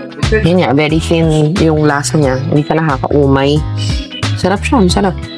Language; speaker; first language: Filipino; native; Filipino